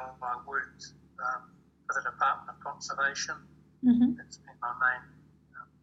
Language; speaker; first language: English; native; English